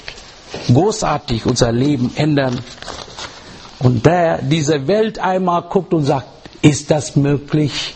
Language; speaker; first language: German; non-native, learner; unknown